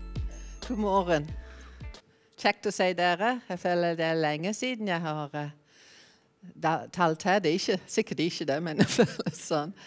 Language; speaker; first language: Norwegian; non-native, fluent; English